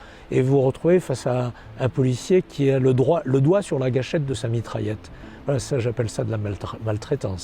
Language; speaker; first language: French; native; French